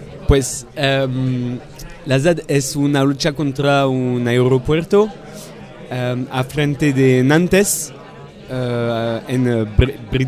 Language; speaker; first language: Spanish; non-native, fluent; French